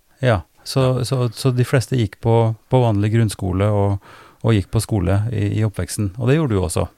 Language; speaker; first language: Norwegian; native; Norwegian